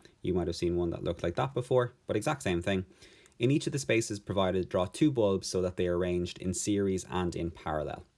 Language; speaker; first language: English; native; English